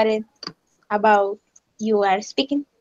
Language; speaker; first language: English; non-native, learner; Spanish